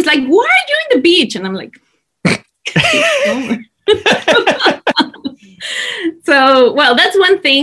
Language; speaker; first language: English; non-native, fluent; Spanish